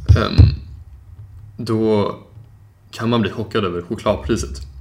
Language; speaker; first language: Swedish; native; Swedish